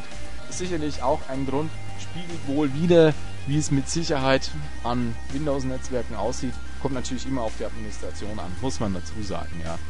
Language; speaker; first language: German; native; German